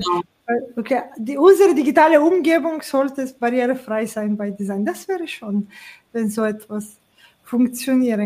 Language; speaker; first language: German; non-native, fluent; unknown